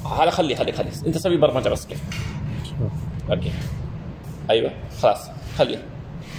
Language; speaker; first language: Arabic; non-native, learner; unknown